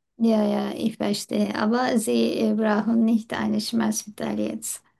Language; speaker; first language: German; non-native, learner; Turkish